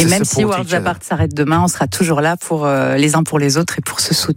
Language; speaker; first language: French; native; French